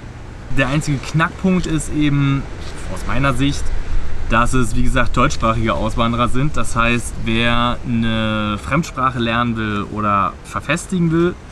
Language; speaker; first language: German; native; German